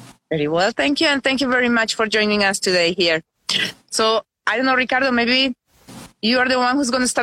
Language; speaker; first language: English; non-native, fluent; Spanish